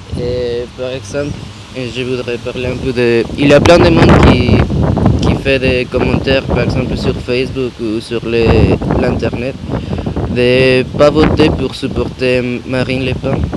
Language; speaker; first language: French; non-native, fluent; Spanish